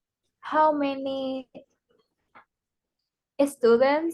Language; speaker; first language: English; non-native, learner; Spanish